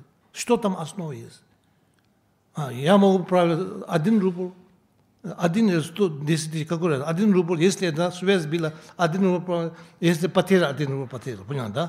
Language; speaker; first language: Russian; non-native, learner; Tibetan